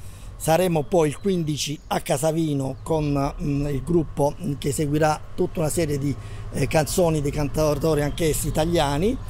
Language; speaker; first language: Italian; native; Italian